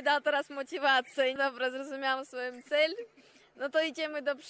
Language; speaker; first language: Polish; non-native, fluent; Russian